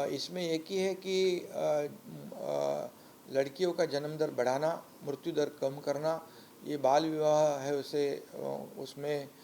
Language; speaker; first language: Hindi; non-native, local second language; Marathi